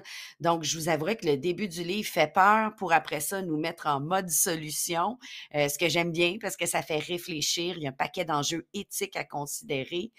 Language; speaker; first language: French; native; French